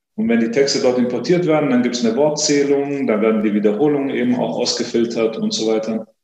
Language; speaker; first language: German; early bilingual, other home language; Greek